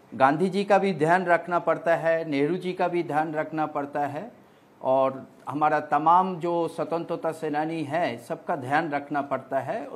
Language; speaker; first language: Hindi; non-native, local second language; Bangla